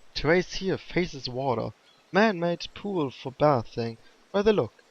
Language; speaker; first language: English; non-native, fluent; German